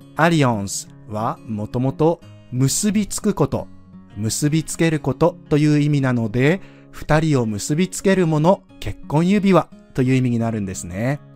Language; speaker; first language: Japanese; native; Japanese